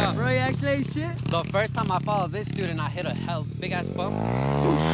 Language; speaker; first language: English; native; English